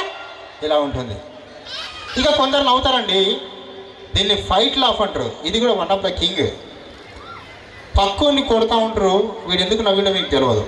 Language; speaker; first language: Telugu; native; Telugu